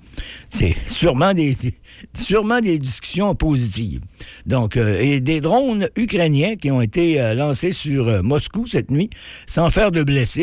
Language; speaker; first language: French; native; French